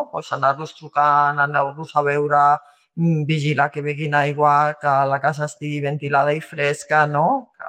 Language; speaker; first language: Catalan; non-native, local second language; Spanish